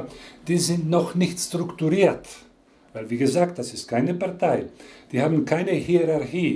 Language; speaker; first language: German; non-native, fluent; Croatian